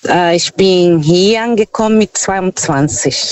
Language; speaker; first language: German; non-native, fluent; Portuguese